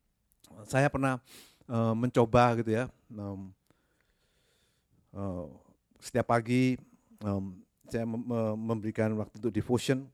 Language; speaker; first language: Indonesian; native; Indonesian